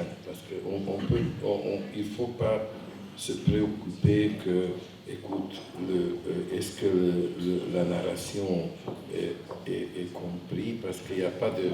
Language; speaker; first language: French; non-native, fluent; Hungarian